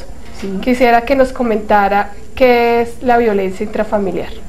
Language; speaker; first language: Spanish; native; Spanish